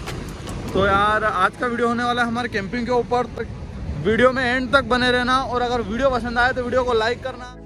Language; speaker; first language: Hindi; native; Hindi